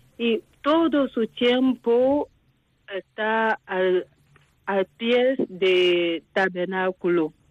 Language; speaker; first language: Spanish; non-native, learner; French